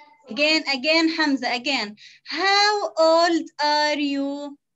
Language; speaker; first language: English; non-native, fluent; Arabic